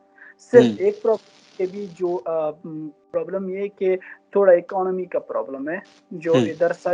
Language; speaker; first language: Hindi; non-native, fluent; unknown